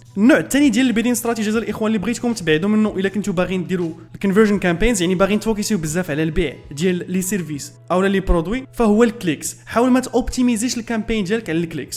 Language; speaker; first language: Arabic; native; Arabic